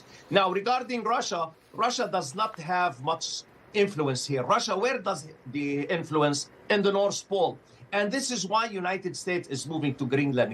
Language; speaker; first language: English; non-native, fluent; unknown